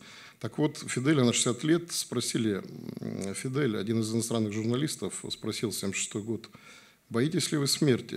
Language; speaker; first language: Russian; native; Russian